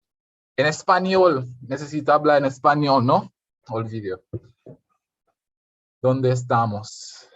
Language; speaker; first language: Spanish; non-native, fluent; English